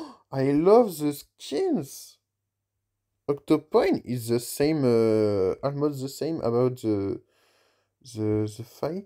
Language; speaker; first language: English; non-native, learner; French